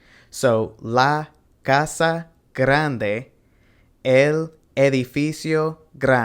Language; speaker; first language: Spanish; non-native, fluent; English